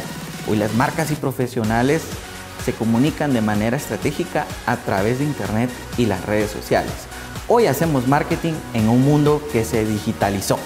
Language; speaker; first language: Spanish; native; Spanish